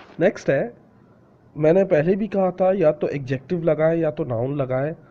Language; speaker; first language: Hindi; non-native, local second language; Punjabi